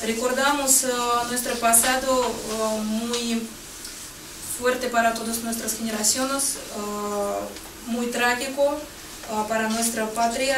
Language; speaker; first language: Spanish; non-native, fluent; Russian